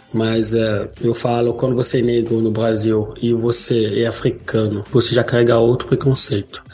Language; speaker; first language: Portuguese; non-native, fluent; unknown